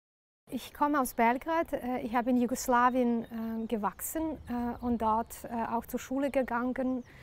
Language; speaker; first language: German; non-native, learner; Serbian